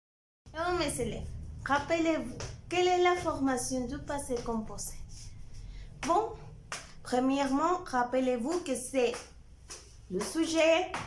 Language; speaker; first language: French; non-native, fluent; Spanish